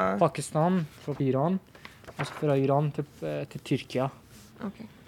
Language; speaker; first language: Norwegian; non-native, fluent; Persian